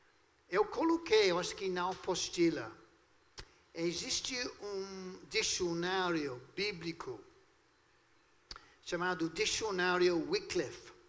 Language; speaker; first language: Portuguese; non-native, fluent; English